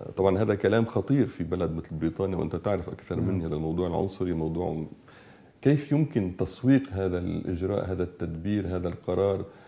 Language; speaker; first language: Arabic; native; Arabic